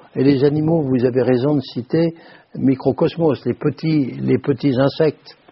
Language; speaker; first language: French; native; French